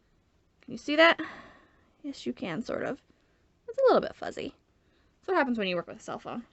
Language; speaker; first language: English; native; English